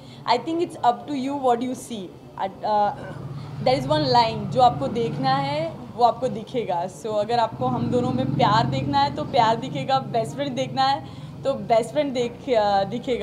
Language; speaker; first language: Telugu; non-native, learner; Gujarati